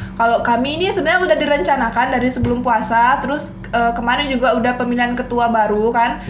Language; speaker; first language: Indonesian; non-native, local second language; Madurese